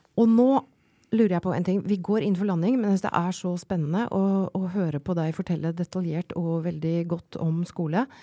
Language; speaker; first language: Norwegian; native; Norwegian